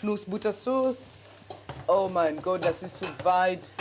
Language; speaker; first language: German; non-native, learner; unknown